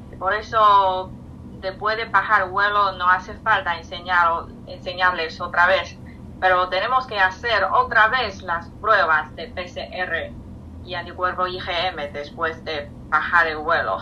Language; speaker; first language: Spanish; non-native, fluent; Chinese